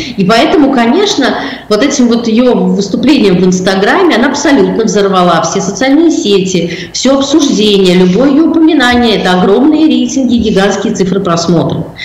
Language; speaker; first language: Russian; native; Russian